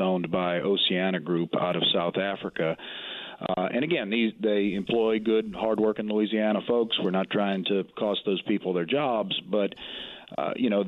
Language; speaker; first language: English; native; English